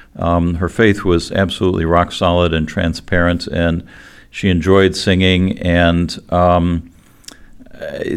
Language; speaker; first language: English; native; English